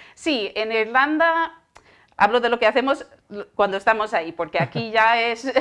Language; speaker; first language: Spanish; non-native, fluent; English